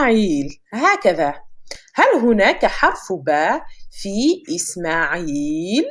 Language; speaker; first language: Arabic; non-native, fluent; French